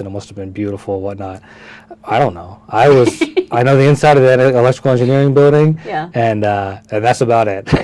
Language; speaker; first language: English; early bilingual, other home language; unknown